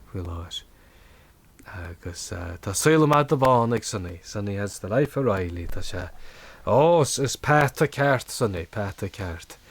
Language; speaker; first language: Irish; native; Irish